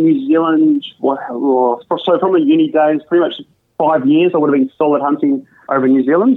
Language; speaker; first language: English; native; English